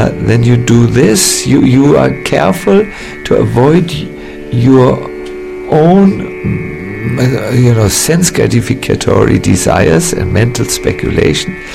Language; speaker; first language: English; non-native, fluent; German